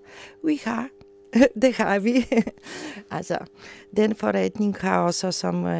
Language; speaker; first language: Danish; non-native, learner; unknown